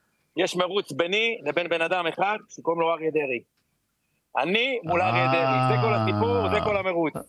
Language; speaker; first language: Hebrew; native; Hebrew